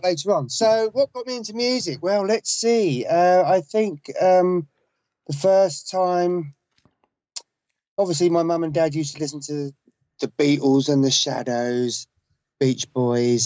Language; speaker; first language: English; native; English